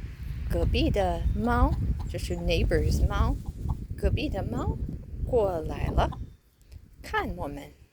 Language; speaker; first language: Chinese; non-native, fluent; English